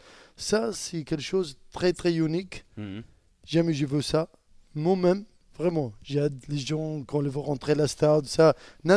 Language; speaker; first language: French; non-native, learner; Arabic